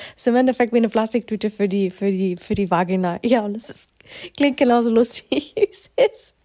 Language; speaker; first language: German; native; German